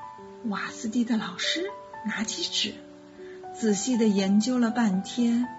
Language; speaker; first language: Chinese; native; Chinese